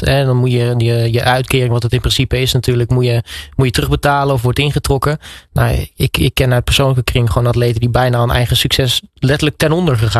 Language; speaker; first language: Dutch; native; Dutch